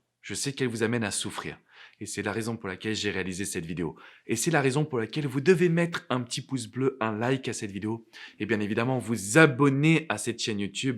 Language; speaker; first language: French; native; French